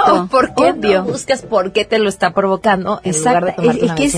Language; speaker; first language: Spanish; native; Spanish